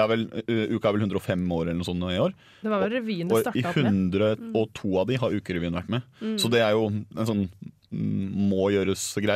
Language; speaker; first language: Norwegian; native; Norwegian